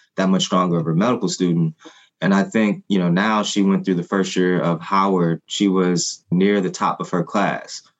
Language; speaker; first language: English; non-native, fluent; Haitian Creole